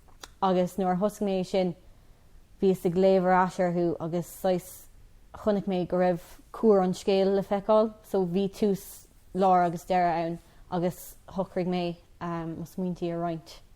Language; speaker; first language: Irish; non-native, local second language; English